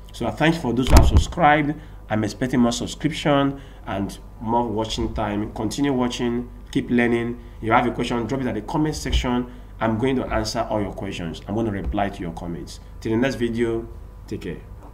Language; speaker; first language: English; non-native, local second language; Yoruba